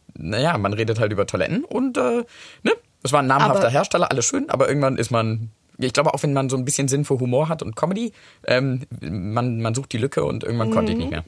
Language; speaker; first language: German; non-native, fluent; English